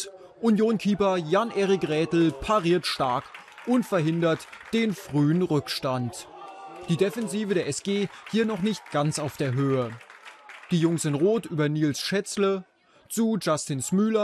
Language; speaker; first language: German; native; German